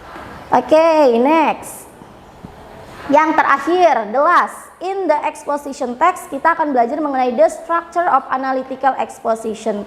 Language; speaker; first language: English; non-native, learner; Indonesian